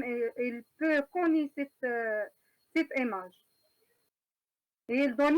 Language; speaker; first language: French; non-native, learner; Arabic